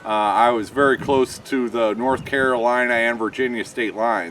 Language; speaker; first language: English; native; English